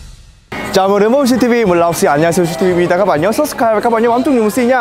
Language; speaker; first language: Vietnamese; non-native, fluent; Korean